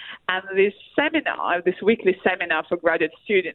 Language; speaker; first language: English; non-native, fluent; Russian